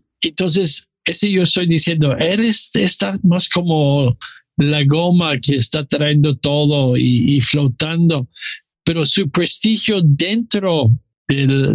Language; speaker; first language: Spanish; non-native, learner; English